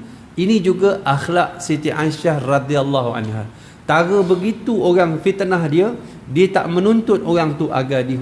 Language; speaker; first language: Malay; native; Malay